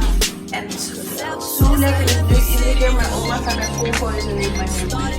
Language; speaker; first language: Dutch; early bilingual, other home language; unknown